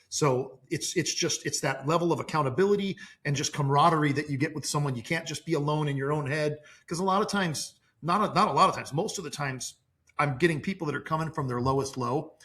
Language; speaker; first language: English; native; English